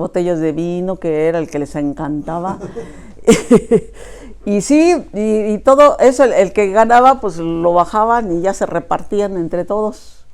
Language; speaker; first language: Spanish; native; Spanish